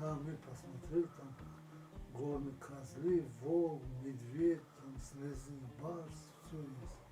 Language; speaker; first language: Russian; non-native, local second language; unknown